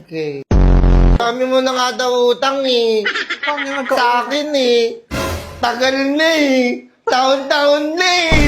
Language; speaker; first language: Filipino; native; Filipino